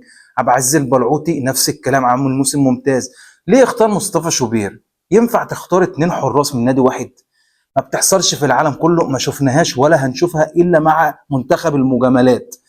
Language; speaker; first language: Arabic; native; Arabic